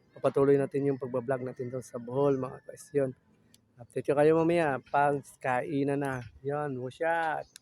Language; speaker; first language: Filipino; non-native, local second language; Cebuano